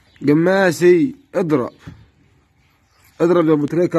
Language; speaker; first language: Arabic; native; Arabic